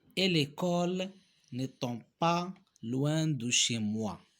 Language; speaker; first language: French; non-native, local second language; Arabic